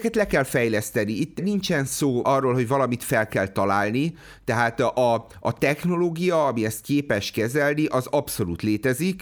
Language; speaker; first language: Hungarian; native; Hungarian